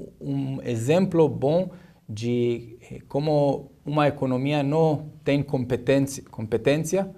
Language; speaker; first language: Portuguese; non-native, learner; Hebrew